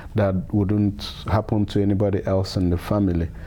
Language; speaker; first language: English; non-native, local second language; Igbo